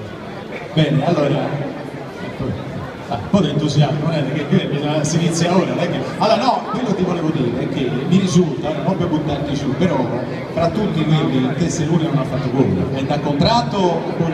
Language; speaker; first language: Italian; native; Italian